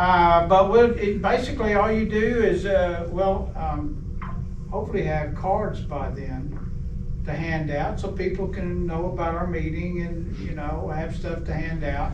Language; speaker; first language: English; native; English